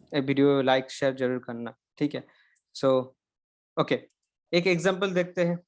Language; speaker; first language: Hindi; non-native, local second language; Bangla